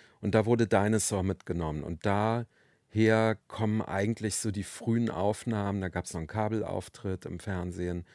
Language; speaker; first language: German; native; German